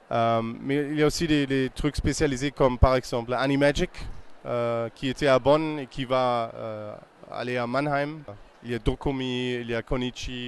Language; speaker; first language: French; non-native, fluent; German